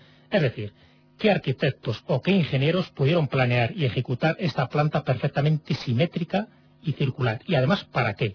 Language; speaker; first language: Spanish; native; Spanish